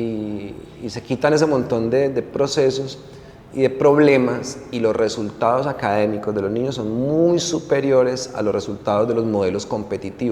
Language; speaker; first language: Spanish; native; Spanish